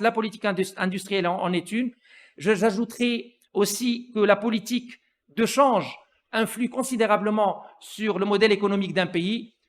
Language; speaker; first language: French; non-native, local second language; Arabic